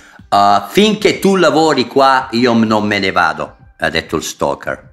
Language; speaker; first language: Italian; non-native, fluent; English